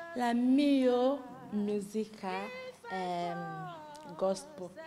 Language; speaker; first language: Italian; non-native, learner; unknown